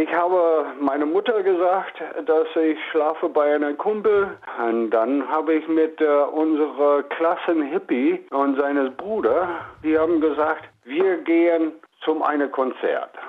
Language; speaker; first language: German; non-native, fluent; English